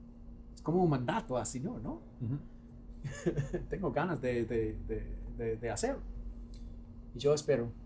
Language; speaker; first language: Spanish; non-native, fluent; English